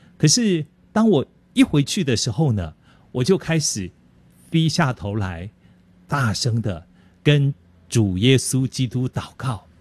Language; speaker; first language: Chinese; native; Chinese